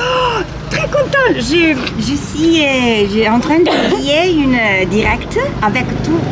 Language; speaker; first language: French; non-native, learner; Spanish